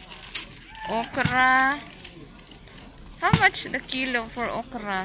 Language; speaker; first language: English; non-native, learner; Filipino